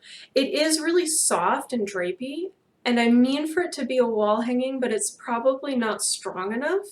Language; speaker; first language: English; native; English